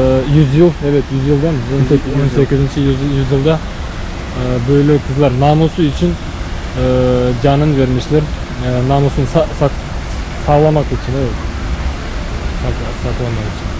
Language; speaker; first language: Turkish; non-native, learner; Bashkir